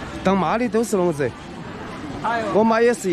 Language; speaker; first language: Chinese; native; Chinese